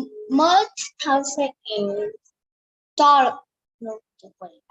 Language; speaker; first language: English; non-native, learner; Vietnamese